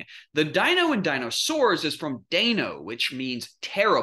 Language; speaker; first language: English; native; English